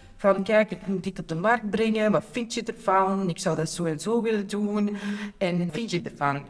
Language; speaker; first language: Dutch; native; Dutch